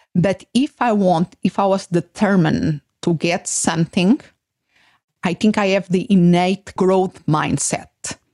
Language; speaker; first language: English; non-native, fluent; Portuguese